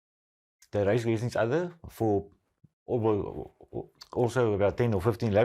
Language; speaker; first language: English; non-native, local second language; Afrikaans